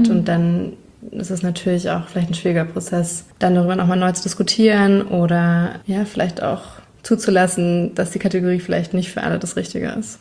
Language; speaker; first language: German; native; German